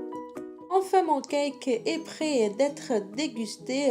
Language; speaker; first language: French; non-native, local second language; Arabic